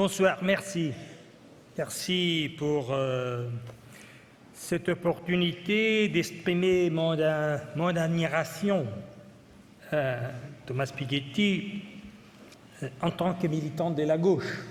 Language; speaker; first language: French; non-native, fluent; Italian